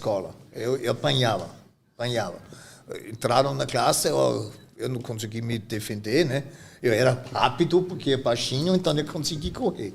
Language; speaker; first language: Portuguese; non-native, fluent; German